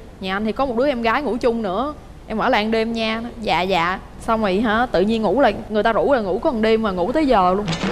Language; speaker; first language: Vietnamese; native; Vietnamese